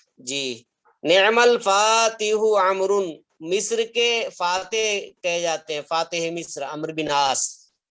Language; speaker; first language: Urdu; native; Urdu